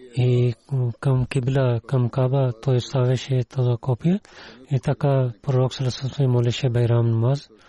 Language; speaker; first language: Bulgarian; non-native, learner; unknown